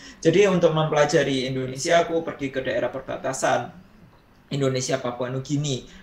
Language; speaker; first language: Indonesian; native; Indonesian